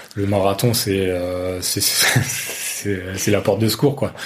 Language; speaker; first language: French; native; French